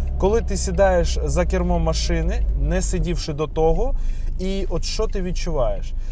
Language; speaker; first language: Ukrainian; non-native, local second language; Russian